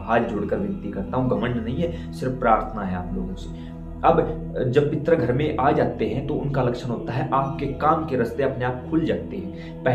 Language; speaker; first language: Hindi; native; Hindi